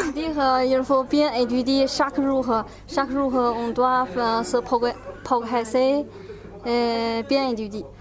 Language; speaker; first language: French; non-native, learner; Chinese